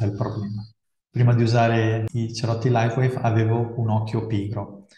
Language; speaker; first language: Italian; early bilingual, other home language; Dutch